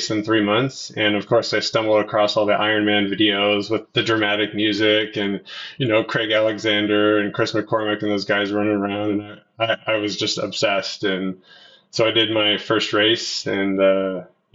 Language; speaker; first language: English; native; English